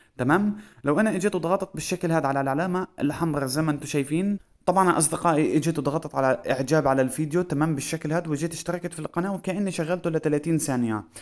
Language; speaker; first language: Arabic; native; Arabic